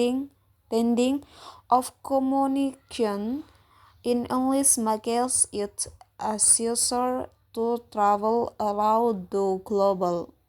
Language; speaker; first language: English; non-native, learner; Indonesian